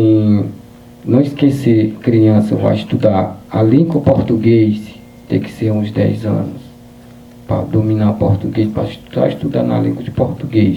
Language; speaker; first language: Portuguese; non-native, local second language; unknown